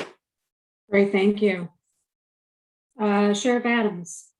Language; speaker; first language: English; native; English